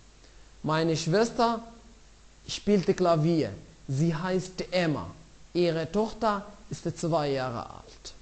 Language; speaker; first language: German; non-native, fluent; Arabic